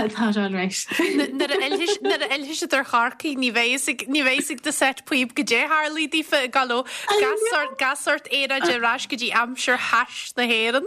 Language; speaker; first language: Irish; native; Irish